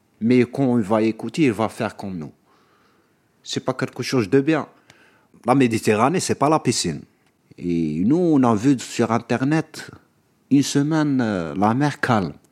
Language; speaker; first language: French; non-native, local second language; Arabic